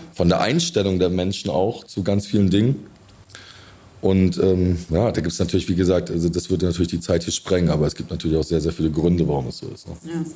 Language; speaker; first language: German; native; German